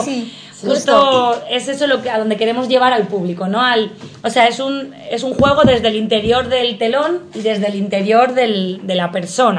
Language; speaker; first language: Spanish; native; Spanish